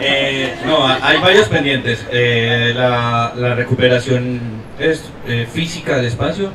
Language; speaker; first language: Spanish; native; Spanish